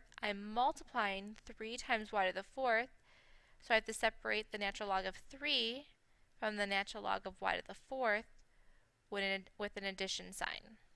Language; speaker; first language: English; native; English